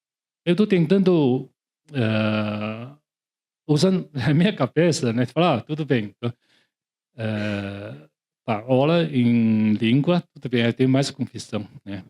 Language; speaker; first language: Portuguese; non-native, learner; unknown